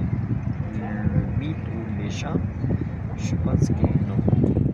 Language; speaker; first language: French; non-native, learner; Spanish